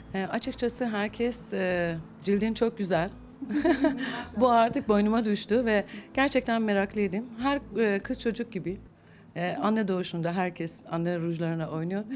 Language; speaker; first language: Turkish; non-native, fluent; Persian